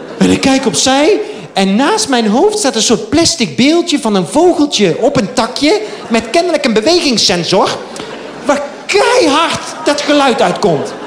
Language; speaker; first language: Dutch; native; Dutch